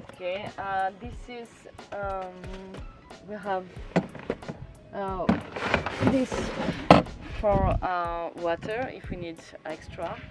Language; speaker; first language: English; non-native, learner; French